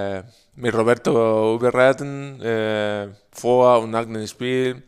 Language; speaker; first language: German; non-native, learner; Spanish